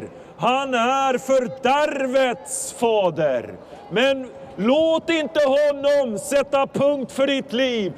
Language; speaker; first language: Swedish; non-native, fluent; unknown